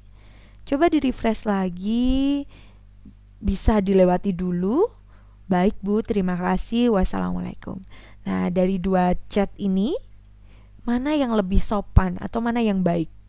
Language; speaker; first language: Indonesian; native; Indonesian